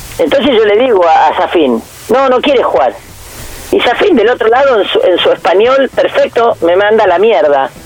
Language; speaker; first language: Spanish; native; Spanish